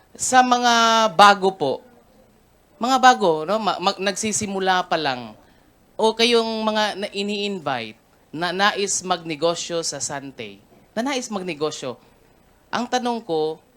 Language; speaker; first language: Filipino; non-native, local second language; Cebuano